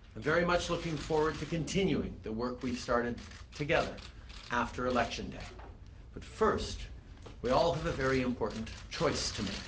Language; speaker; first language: English; early bilingual, other home language; French